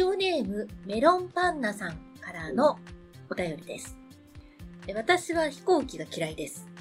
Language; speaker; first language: Japanese; native; Japanese